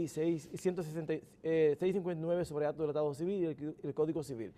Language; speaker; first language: Spanish; native; Spanish